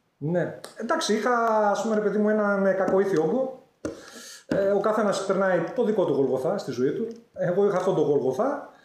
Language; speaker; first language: Greek; native; Greek